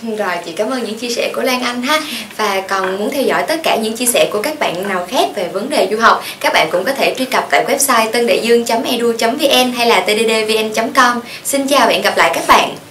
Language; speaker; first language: Vietnamese; native; Vietnamese